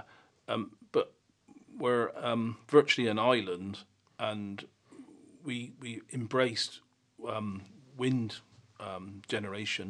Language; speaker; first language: English; native; English